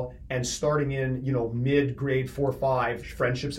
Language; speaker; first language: English; native; English